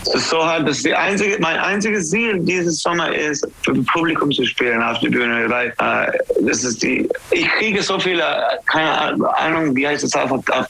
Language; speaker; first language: German; non-native, fluent; English